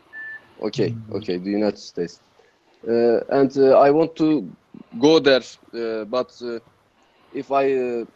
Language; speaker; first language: English; non-native, learner; Turkish